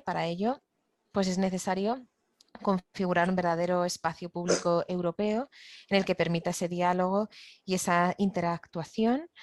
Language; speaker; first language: Spanish; native; Spanish